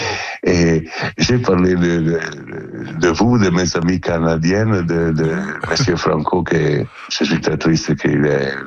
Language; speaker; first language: French; non-native, learner; Italian